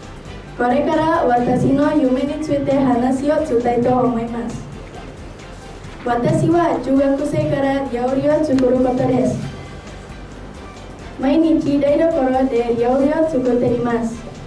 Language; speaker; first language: Japanese; non-native, learner; Indonesian